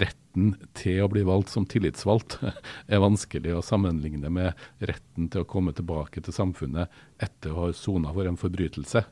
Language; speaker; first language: Norwegian; native; Norwegian